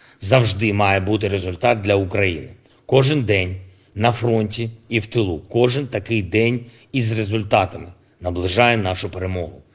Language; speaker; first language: Ukrainian; non-native, local second language; Russian